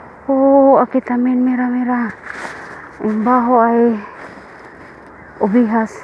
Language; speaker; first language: Spanish; non-native, learner; Filipino